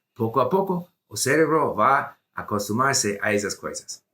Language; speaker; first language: Portuguese; non-native, learner; English